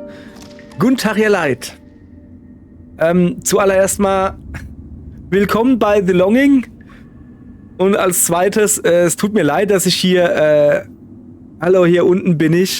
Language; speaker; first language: German; native; German